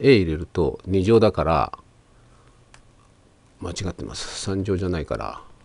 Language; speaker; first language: Japanese; native; Japanese